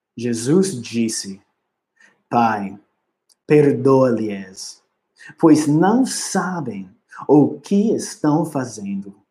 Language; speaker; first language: Portuguese; non-native, learner; English